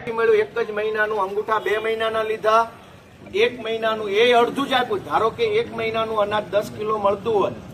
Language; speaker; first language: Gujarati; native; Gujarati